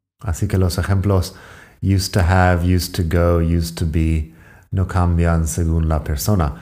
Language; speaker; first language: Spanish; non-native, fluent; English